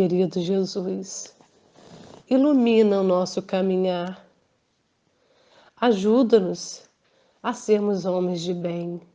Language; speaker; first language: Portuguese; native; Portuguese